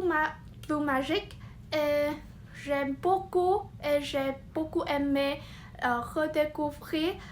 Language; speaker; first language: French; non-native, learner; Vietnamese